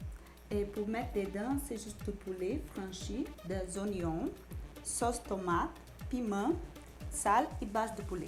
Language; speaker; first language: French; non-native, learner; Portuguese